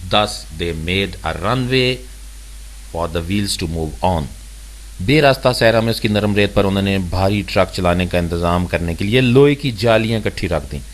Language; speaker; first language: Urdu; native; Urdu